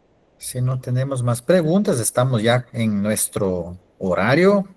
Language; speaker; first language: Spanish; non-native, fluent; Portuguese